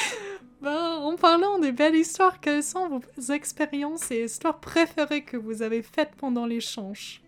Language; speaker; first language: French; non-native, fluent; German